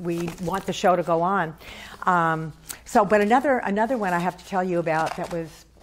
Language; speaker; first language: English; native; English